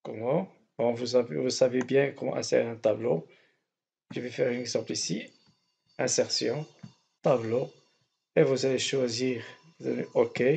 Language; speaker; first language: French; non-native, local second language; Arabic